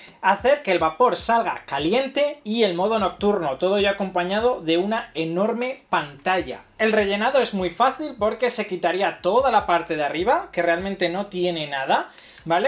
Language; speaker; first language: Spanish; native; Spanish